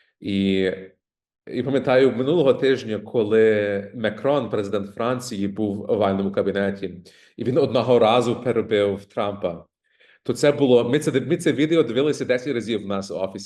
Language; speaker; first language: Ukrainian; early bilingual, heritage; Ukrainian